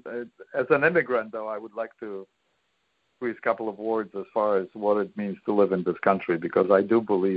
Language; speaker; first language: English; non-native, fluent; Polish